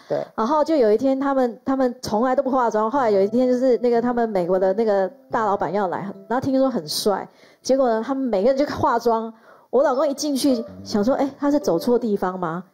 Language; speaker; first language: Chinese; non-native, fluent; Spanish